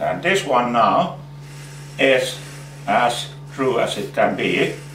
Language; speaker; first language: English; non-native, fluent; Finnish